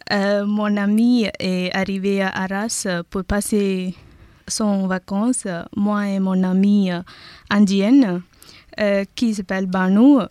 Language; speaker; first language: French; non-native, learner; Tamil